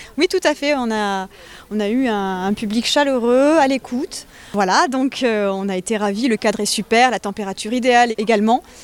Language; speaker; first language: French; native; French